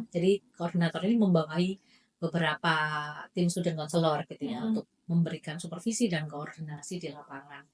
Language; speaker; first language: Indonesian; native; Indonesian